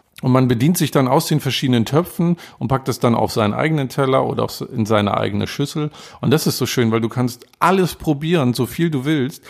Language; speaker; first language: German; native; German